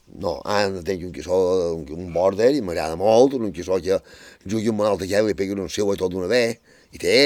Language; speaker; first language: Catalan; native; Catalan